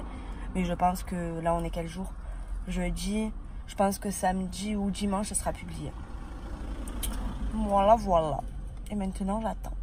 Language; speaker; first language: French; native; French